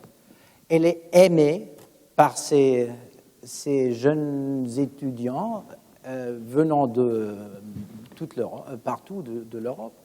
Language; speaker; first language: French; non-native, fluent; German